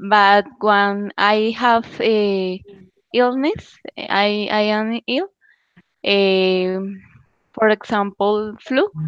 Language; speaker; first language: English; non-native, learner; Spanish